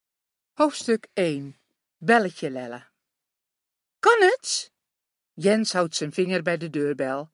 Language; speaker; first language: Dutch; native; Dutch